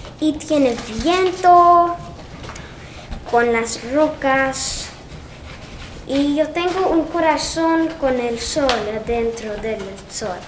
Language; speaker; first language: Spanish; non-native, learner; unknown